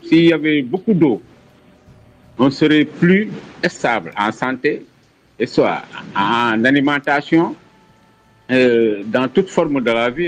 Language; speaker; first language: French; non-native, local second language; Wolof